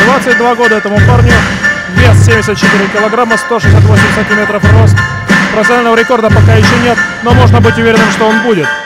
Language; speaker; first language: Russian; native; Russian